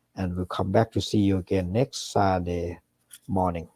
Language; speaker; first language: English; non-native, fluent; Thai